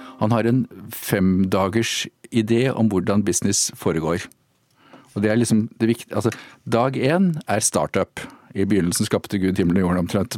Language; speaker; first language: Norwegian; native; Norwegian